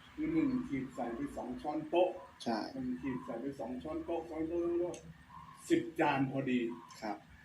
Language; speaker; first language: Thai; native; Thai